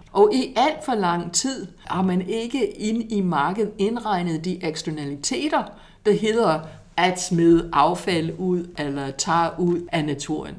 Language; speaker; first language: Danish; non-native, fluent; English